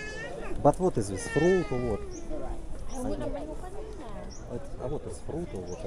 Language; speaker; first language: English; non-native, learner; Russian